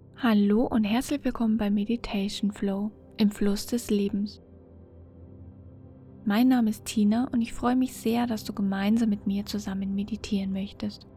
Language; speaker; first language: German; native; German